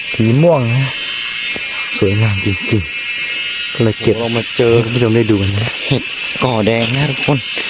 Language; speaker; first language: Thai; non-native, local second language; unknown